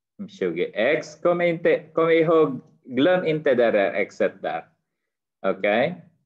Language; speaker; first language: Swedish; non-native, fluent; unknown